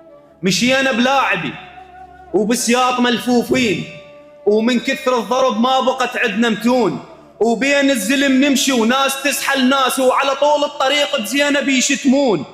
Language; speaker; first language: Arabic; native; Arabic